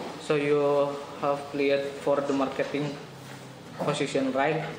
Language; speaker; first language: English; non-native, learner; Indonesian